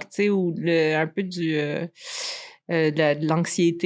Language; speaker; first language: French; native; French